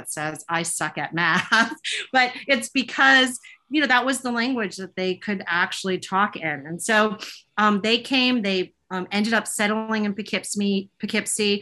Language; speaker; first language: English; native; English